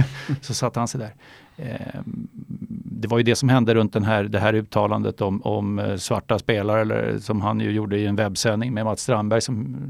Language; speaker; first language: Swedish; native; Swedish